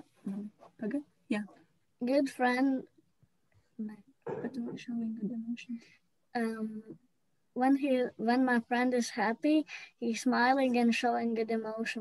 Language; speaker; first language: English; non-native, learner; Croatian